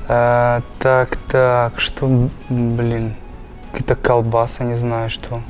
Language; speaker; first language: Russian; native; Russian